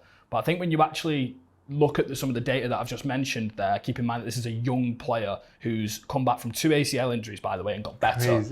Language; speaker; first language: English; native; English